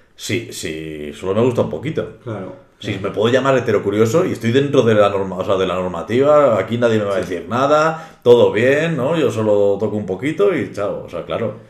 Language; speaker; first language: Spanish; native; Spanish